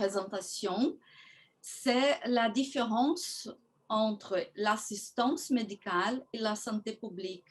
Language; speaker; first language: French; non-native, fluent; Portuguese